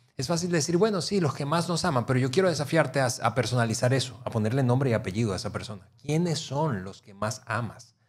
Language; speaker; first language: Spanish; native; Spanish